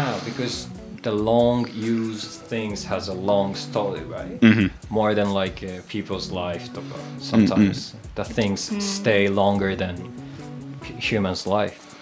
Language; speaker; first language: English; non-native, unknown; Japanese